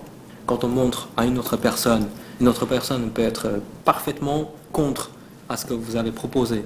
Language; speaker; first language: French; non-native, fluent; Chinese